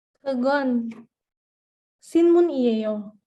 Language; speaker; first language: Korean; non-native, learner; Indonesian